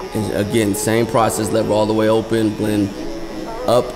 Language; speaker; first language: English; native; English